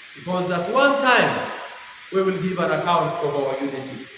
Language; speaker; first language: English; non-native, local second language; Swahili